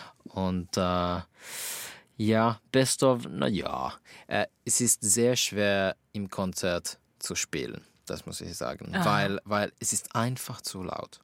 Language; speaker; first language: German; non-native, fluent; Finnish